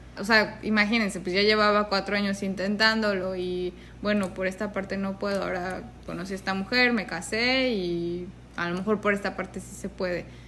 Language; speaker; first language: Spanish; native; Spanish